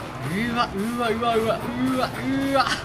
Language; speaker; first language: Japanese; native; Japanese